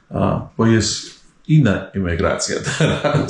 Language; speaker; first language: Polish; early bilingual, heritage; Polish